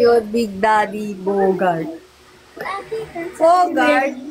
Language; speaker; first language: English; non-native, local second language; Filipino